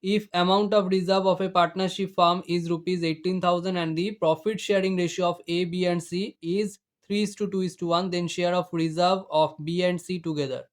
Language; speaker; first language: English; non-native, local second language; Bangla